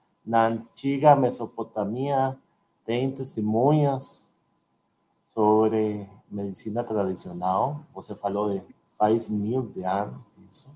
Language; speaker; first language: Portuguese; non-native, learner; Spanish